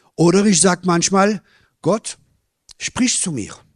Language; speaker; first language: German; non-native, fluent; French